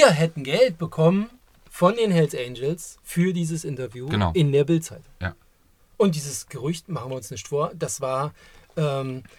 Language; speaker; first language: German; native; German